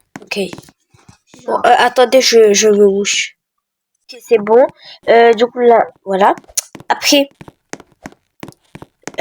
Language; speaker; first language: French; native; French